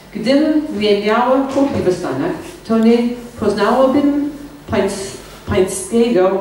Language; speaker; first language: Polish; non-native, learner; English